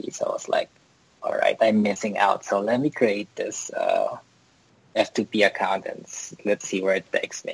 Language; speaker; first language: English; non-native, local second language; Filipino